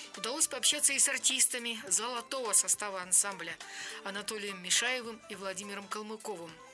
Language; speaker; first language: Russian; native; Russian